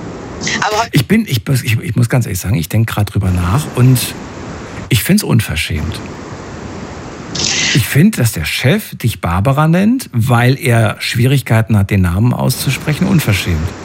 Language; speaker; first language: German; native; German